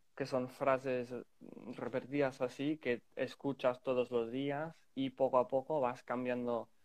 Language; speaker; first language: Spanish; non-native, fluent; English